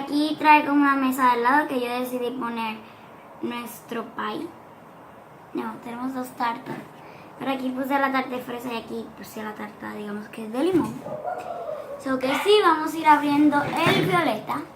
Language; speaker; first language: Spanish; early bilingual, heritage; Spanish